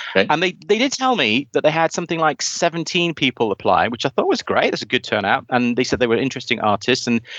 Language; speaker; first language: English; native; English